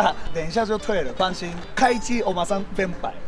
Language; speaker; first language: Chinese; native; Chinese